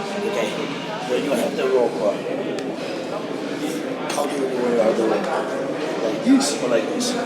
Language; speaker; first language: English; non-native, learner; Italian